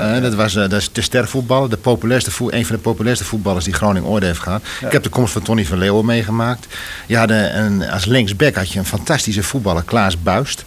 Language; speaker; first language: Dutch; native; Dutch